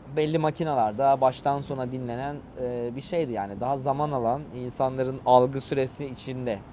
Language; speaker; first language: Turkish; native; Turkish